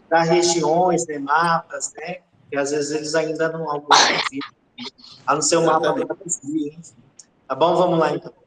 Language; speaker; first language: Portuguese; native; Portuguese